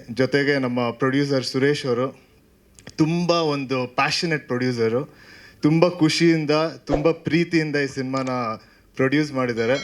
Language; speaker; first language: Kannada; native; Kannada